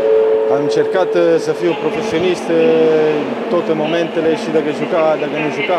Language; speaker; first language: Romanian; non-native, fluent; Italian